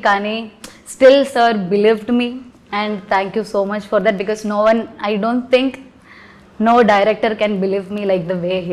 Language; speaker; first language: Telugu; non-native, learner; Malayalam